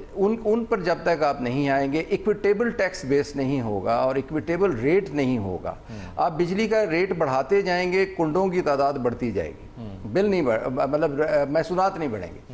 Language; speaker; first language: Urdu; native; Urdu